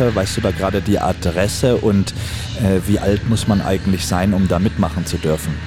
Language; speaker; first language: German; native; German